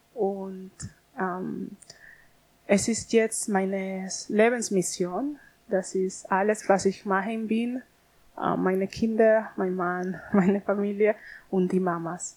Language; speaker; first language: German; non-native, learner; Spanish